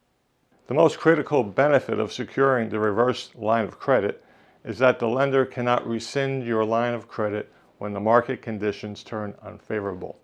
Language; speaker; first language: English; native; English